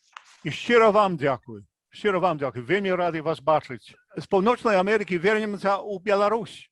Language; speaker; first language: Belarusian; non-native, fluent; English